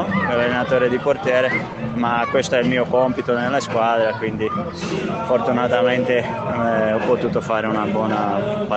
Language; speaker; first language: Italian; non-native, fluent; Spanish